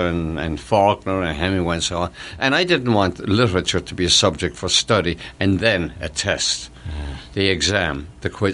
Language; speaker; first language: English; native; English